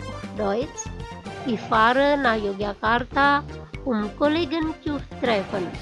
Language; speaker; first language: German; non-native, fluent; Indonesian